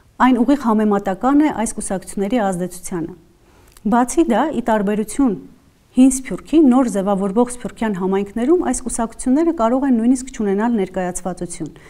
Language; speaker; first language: Armenian; native; Armenian